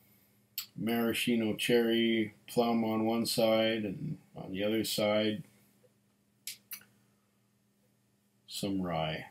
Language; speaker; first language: English; native; English